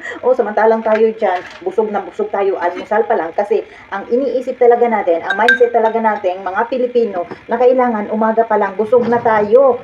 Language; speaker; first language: Filipino; native; Filipino